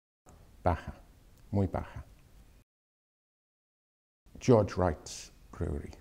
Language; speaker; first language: Spanish; non-native, fluent; English